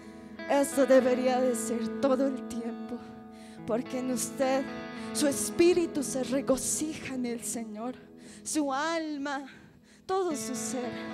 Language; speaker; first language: Spanish; native; Spanish